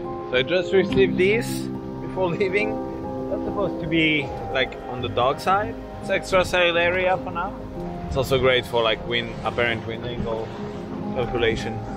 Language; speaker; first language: English; non-native, fluent; French